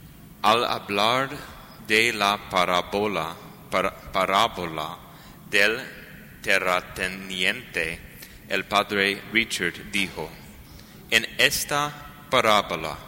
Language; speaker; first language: Spanish; non-native, learner; English